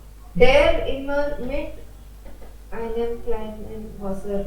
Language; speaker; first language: German; non-native, learner; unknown